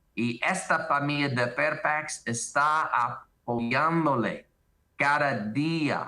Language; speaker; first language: Spanish; non-native, learner; English